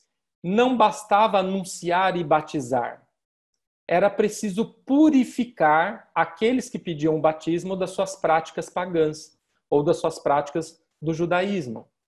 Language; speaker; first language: Portuguese; native; Portuguese